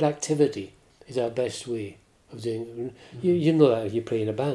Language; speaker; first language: English; native; English